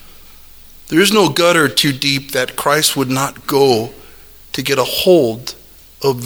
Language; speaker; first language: English; native; English